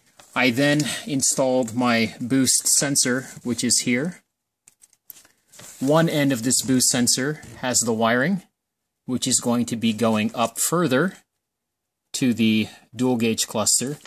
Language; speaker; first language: English; native; English